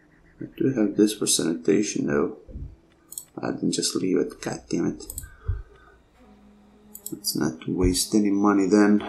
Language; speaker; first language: English; non-native, fluent; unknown